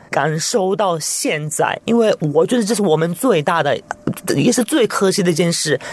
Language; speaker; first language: Chinese; non-native, fluent; Italian